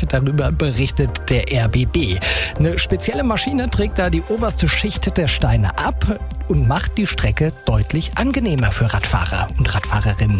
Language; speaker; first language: German; native; German